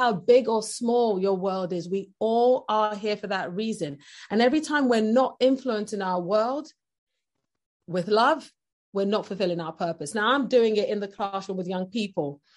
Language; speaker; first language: English; non-native, local second language; Yoruba